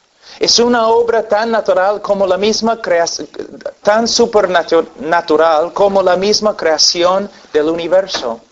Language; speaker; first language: Spanish; non-native, fluent; English